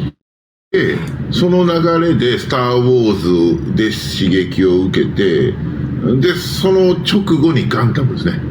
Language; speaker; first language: Japanese; native; Japanese